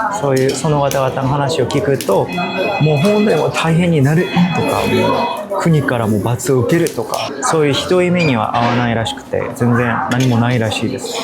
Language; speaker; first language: Japanese; non-native, fluent; Korean